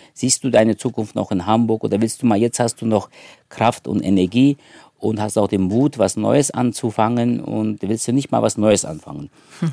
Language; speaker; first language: German; early bilingual, other home language; Turkish